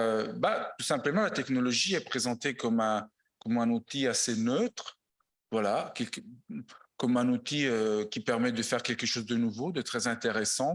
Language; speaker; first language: French; non-native, fluent; Italian